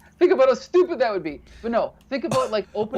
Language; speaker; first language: English; native; English